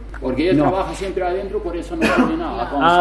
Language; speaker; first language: Spanish; non-native, local second language; Plautdietsch